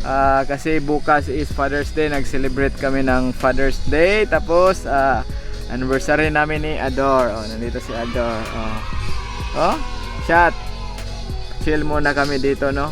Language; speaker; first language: Filipino; non-native, local second language; Cebuano